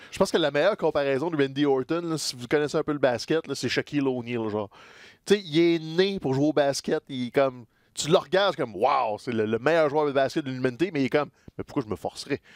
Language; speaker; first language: French; native; French